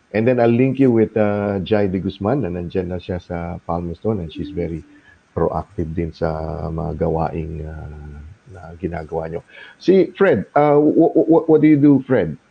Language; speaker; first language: Filipino; non-native, local second language; Cebuano